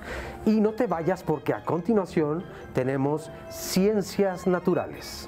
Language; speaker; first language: Spanish; native; Spanish